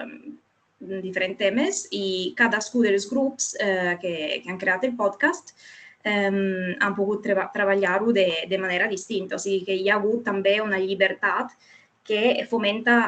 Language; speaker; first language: Catalan; non-native, fluent; Italian